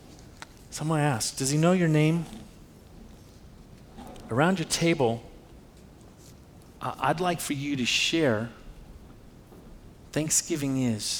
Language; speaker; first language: English; native; English